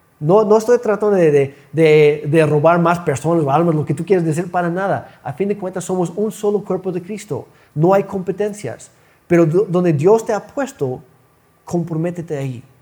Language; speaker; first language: Spanish; non-native, fluent; English